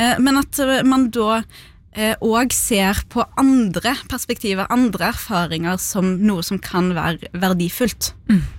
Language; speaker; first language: Norwegian; early bilingual, other home language; Arabic